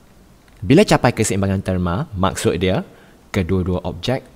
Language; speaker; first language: Malay; native; Malay